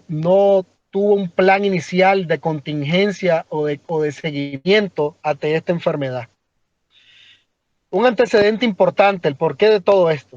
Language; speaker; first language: Spanish; native; Spanish